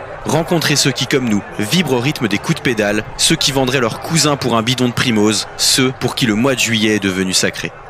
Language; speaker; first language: French; native; French